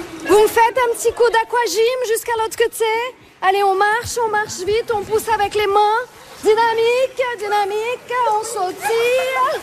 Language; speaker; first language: French; native; French